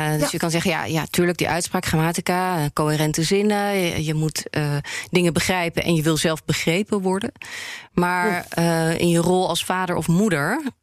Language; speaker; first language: Dutch; native; Dutch